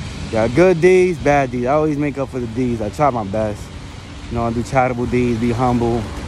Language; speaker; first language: English; early bilingual, other home language; Spanish